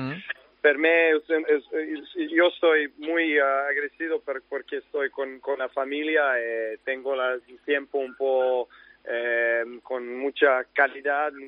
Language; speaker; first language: Spanish; non-native, learner; Serbian